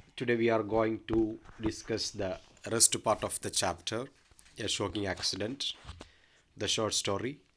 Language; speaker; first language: English; non-native, local second language; Malayalam